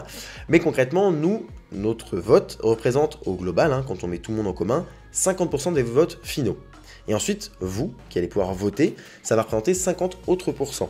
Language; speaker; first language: French; native; French